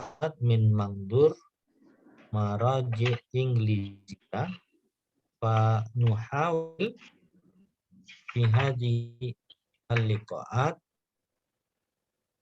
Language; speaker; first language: Arabic; non-native, fluent; Indonesian